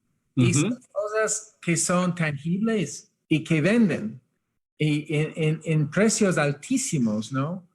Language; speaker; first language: Spanish; early bilingual, heritage; English